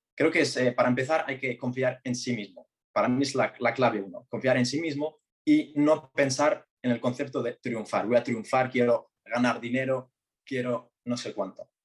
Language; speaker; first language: Spanish; early bilingual, other home language; Arabic